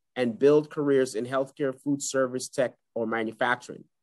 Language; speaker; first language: English; native; English